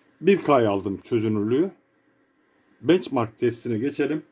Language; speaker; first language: Turkish; native; Turkish